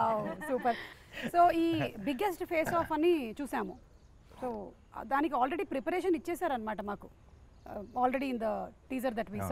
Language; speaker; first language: Telugu; native; Telugu